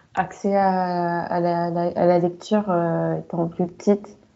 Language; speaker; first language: French; native; French